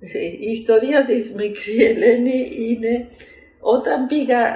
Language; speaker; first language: Greek; early bilingual, heritage; Greek